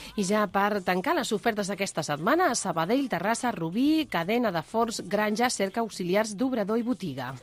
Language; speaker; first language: Catalan; native; Catalan